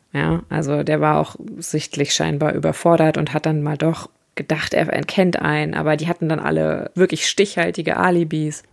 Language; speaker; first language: German; native; German